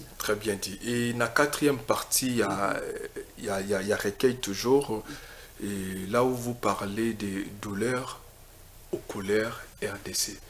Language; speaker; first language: French; non-native, local second language; Lingala